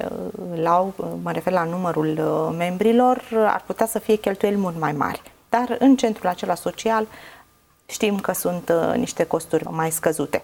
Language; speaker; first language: Romanian; native; Romanian